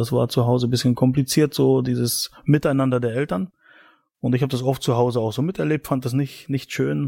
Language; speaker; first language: German; native; German